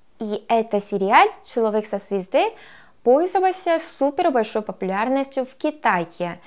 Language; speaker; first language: Russian; non-native, fluent; Korean